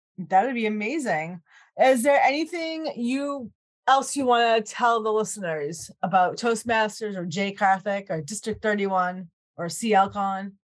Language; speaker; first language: English; native; English